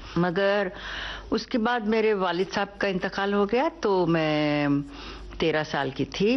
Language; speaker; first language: Hindi; non-native, local second language; Urdu